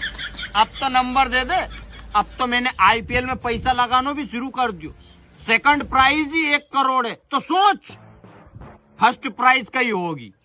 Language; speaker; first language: Hindi; native; Hindi